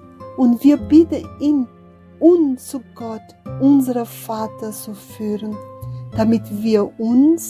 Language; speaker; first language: German; non-native, fluent; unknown